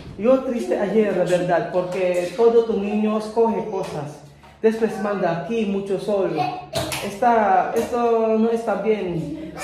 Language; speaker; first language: Spanish; non-native, learner; Filipino